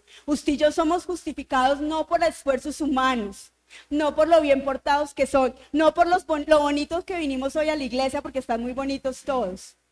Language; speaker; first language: Spanish; native; Spanish